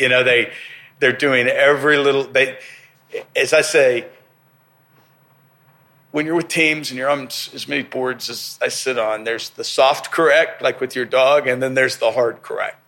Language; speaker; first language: English; native; English